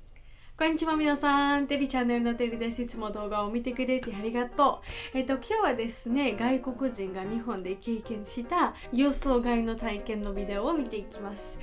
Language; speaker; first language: Japanese; non-native, learner; Georgian